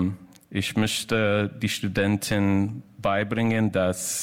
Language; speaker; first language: German; non-native, learner; English